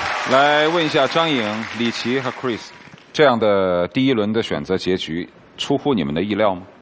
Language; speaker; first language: Chinese; native; Chinese